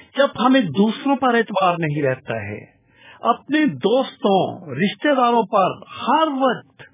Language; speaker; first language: Urdu; non-native, local second language; Punjabi